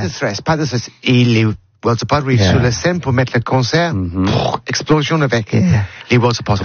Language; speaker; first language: French; non-native, learner; English